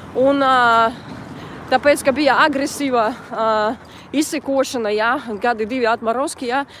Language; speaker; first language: Latvian; non-native, local second language; Russian